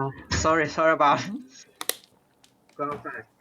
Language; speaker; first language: English; non-native, learner; Chinese